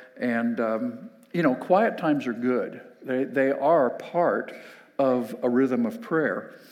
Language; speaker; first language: English; native; English